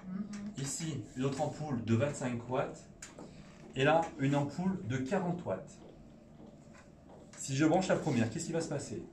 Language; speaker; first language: French; native; French